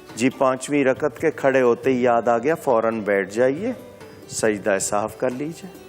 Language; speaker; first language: Urdu; native; Urdu